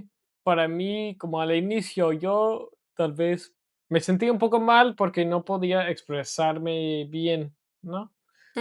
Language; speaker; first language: Spanish; non-native, learner; English